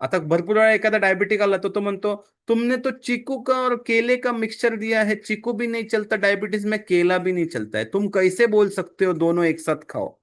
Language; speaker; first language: Hindi; non-native, local second language; Marathi